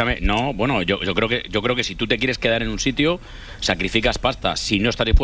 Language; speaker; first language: Spanish; native; Spanish